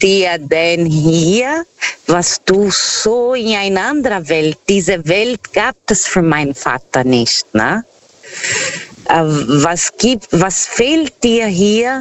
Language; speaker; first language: German; non-native, learner; Portuguese